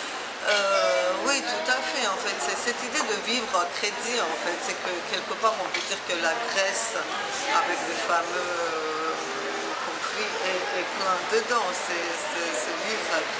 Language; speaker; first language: French; non-native, fluent; Georgian